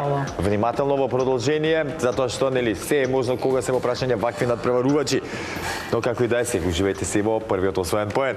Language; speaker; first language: Macedonian; native; Macedonian